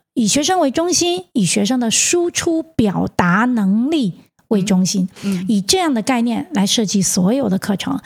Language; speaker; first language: Chinese; native; Chinese